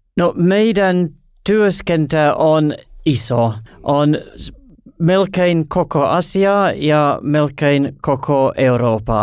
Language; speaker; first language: Finnish; non-native, learner; English